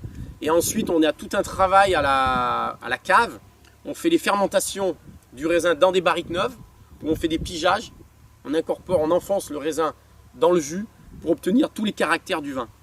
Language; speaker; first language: French; native; French